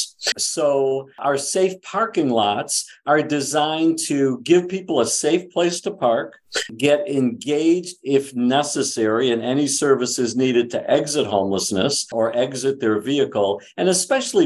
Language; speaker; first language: English; native; English